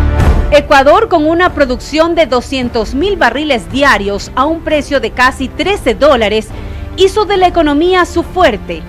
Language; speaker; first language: Spanish; native; Spanish